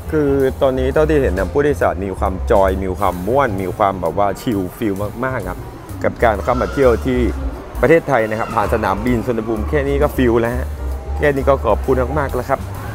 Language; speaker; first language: Thai; native; Thai